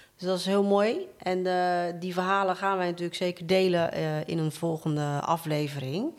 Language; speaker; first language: Dutch; native; Dutch